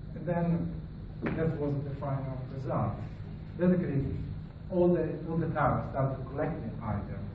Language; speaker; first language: English; non-native, learner; Italian